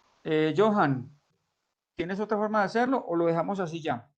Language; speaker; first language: Spanish; native; Spanish